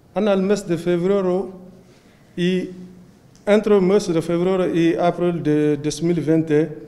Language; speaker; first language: Spanish; non-native, learner; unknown